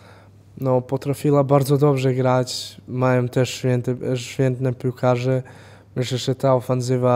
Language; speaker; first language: Polish; non-native, fluent; Serbian